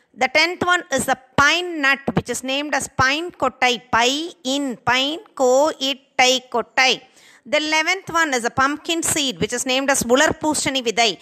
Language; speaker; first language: English; non-native, local second language; Tamil